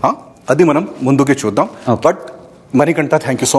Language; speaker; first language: Telugu; non-native, fluent; Hindi